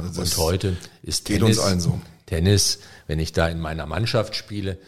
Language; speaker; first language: German; native; German